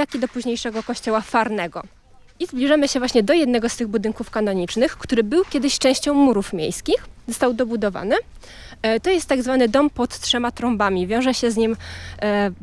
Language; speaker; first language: Polish; native; Polish